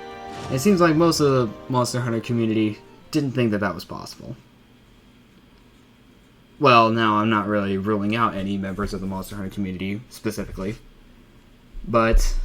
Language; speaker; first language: English; native; English